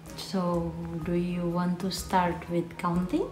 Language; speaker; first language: English; non-native, fluent; Indonesian